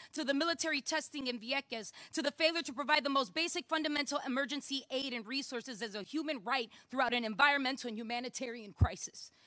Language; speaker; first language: English; native; English